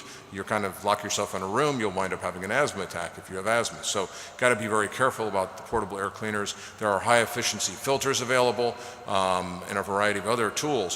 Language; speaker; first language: English; native; English